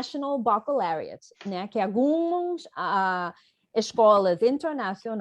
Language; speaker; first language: Portuguese; non-native, fluent; English